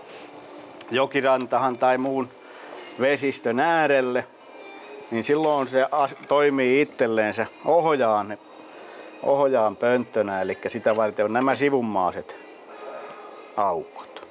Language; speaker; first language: Finnish; native; Finnish